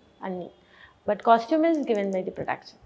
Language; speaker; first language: Telugu; non-native, fluent; Bangla